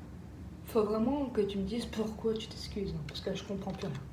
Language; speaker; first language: French; native; French